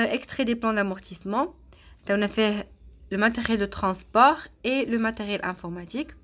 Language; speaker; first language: French; non-native, local second language; Arabic